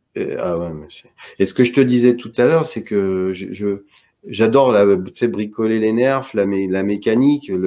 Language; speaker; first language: French; native; French